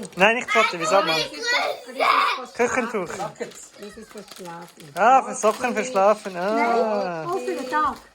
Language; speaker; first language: German; non-native, learner; Thai